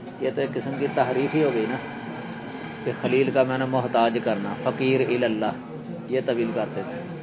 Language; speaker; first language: Urdu; non-native, local second language; Punjabi